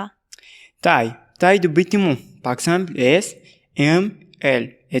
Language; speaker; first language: French; non-native, learner; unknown